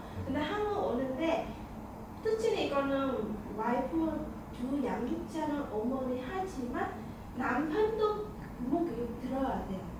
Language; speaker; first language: Korean; non-native, learner; Vietnamese